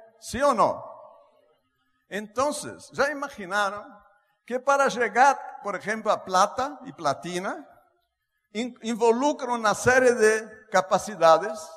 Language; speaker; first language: Spanish; non-native, fluent; Portuguese